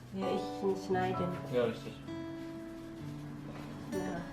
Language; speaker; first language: German; non-native, learner; Thai